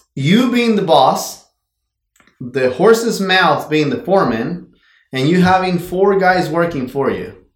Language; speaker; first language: English; non-native, fluent; Spanish